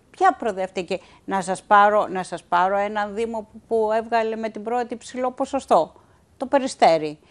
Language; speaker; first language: Greek; native; Greek